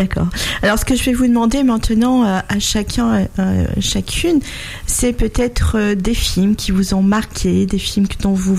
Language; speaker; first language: French; native; French